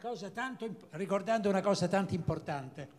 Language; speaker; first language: Italian; native; Italian